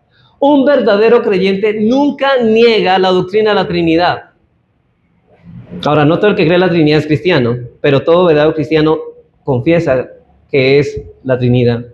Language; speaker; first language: Spanish; native; Spanish